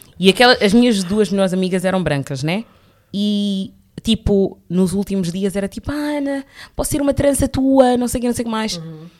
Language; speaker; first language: Portuguese; early bilingual, heritage; Portuguese